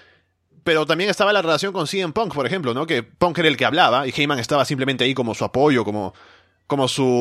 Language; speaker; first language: Spanish; native; Spanish